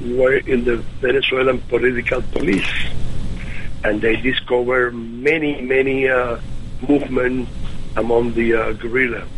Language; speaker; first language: English; non-native, fluent; Spanish